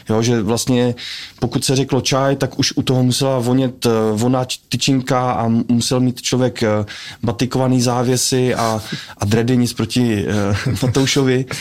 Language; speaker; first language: Czech; native; Czech